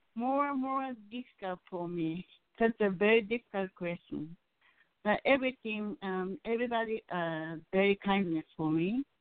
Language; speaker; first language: English; non-native, learner; Japanese